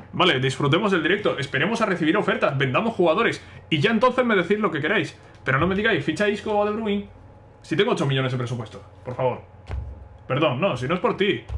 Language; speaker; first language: Spanish; native; Spanish